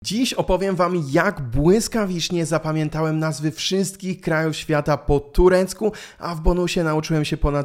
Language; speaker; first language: Polish; native; Polish